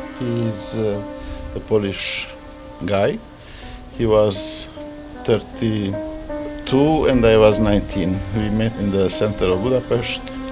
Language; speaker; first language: English; non-native, learner; Hungarian